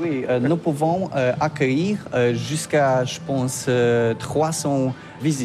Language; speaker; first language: French; non-native, learner; Polish